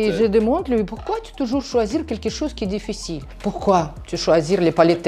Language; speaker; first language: French; non-native, learner; Russian